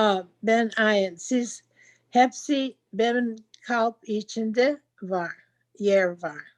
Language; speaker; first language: Turkish; non-native, learner; English